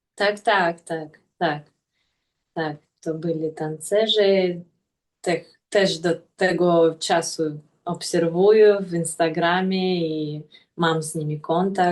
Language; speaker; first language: Polish; non-native, fluent; Russian